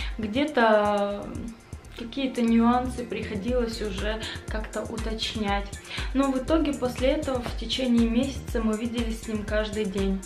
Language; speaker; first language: Russian; native; Russian